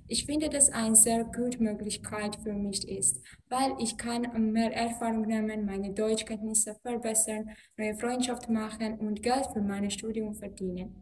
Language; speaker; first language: German; non-native, learner; Georgian